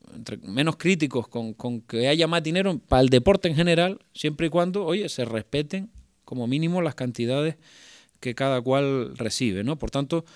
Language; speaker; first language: Spanish; native; Spanish